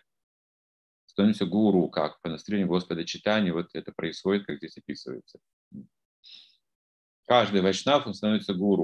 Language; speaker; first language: Russian; native; Russian